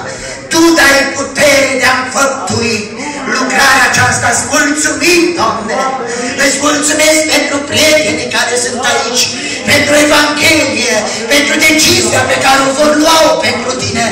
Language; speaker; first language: Romanian; native; Romanian